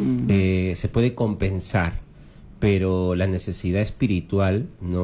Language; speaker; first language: Spanish; native; Spanish